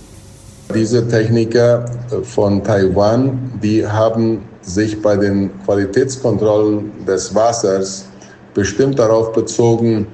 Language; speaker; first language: German; non-native, local second language; Plautdietsch